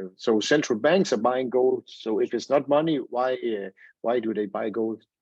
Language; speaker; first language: English; non-native, fluent; Danish